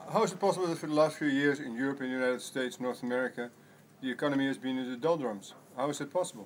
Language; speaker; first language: English; non-native, fluent; Dutch